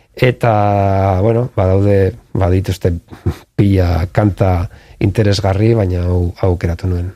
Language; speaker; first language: Basque; native; Basque